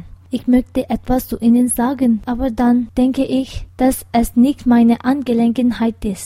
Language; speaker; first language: German; non-native, fluent; Tibetan